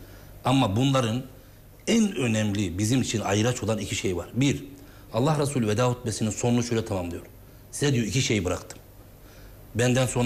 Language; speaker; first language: Turkish; native; Turkish